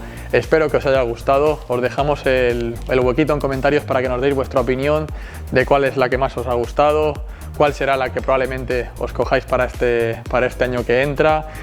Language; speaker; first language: Spanish; native; Spanish